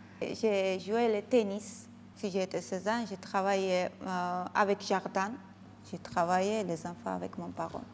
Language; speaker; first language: French; non-native, learner; Georgian